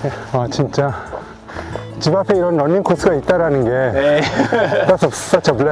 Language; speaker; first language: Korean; native; Korean